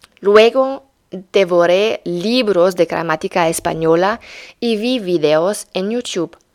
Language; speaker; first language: Spanish; non-native, fluent; German